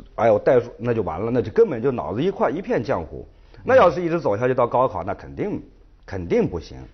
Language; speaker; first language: Chinese; native; Chinese